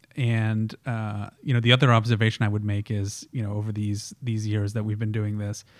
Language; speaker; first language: English; non-native, fluent; Swiss German